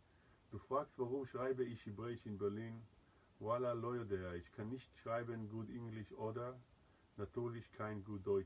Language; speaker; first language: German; non-native, learner; Hebrew